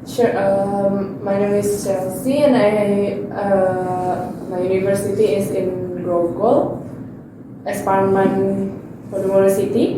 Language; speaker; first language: English; non-native, learner; Indonesian